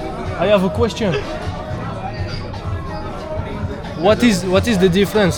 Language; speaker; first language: English; non-native, learner; French